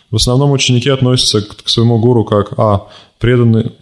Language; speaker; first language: Russian; native; Russian